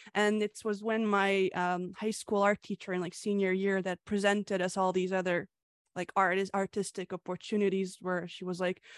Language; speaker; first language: English; early bilingual, other home language; Hungarian